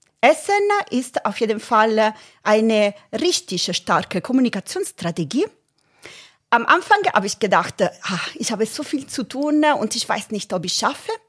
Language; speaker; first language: German; non-native, fluent; Italian